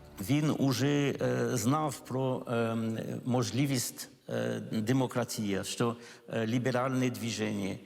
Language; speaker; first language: Ukrainian; non-native, learner; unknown